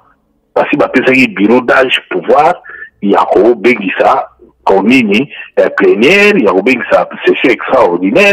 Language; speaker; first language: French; non-native, local second language; Lingala